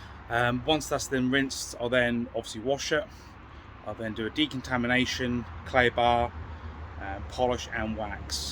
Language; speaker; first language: English; native; English